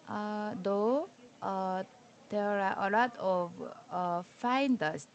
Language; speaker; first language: English; non-native, learner; Korean